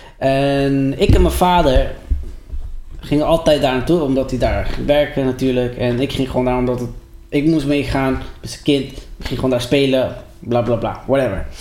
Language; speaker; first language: Dutch; early bilingual, other home language; Spanish